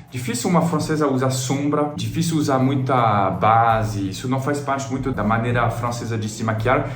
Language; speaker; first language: Portuguese; non-native, fluent; French